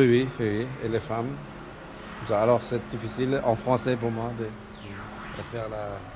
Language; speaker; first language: French; non-native, learner; German